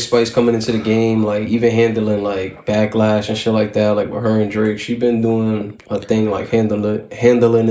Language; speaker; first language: English; native; English